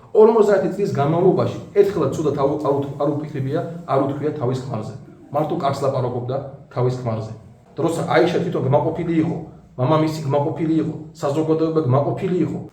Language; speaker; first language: Georgian; non-native, local second language; Azerbaijani